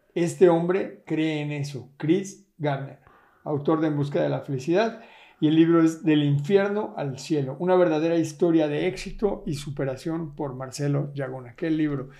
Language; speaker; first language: Spanish; native; Spanish